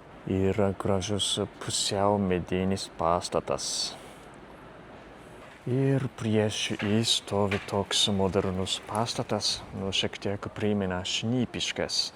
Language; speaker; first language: Lithuanian; non-native, fluent; Japanese